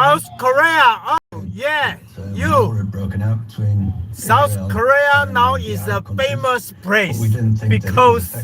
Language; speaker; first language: English; non-native, learner; Chinese